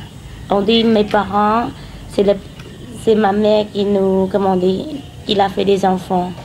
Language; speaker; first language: French; non-native, learner; Khmer